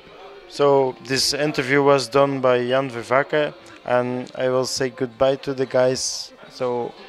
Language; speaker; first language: English; non-native, fluent; Dutch